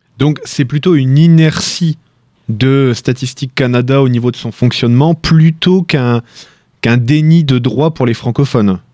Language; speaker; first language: French; native; French